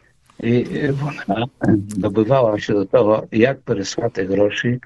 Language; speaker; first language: Ukrainian; early bilingual, heritage; Ukrainian